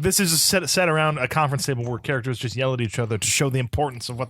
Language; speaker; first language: English; native; English